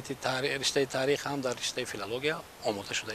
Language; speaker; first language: Persian; native; Persian